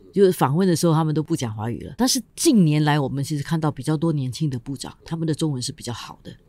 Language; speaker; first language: Chinese; native; Chinese